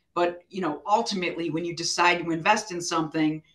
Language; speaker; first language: English; native; English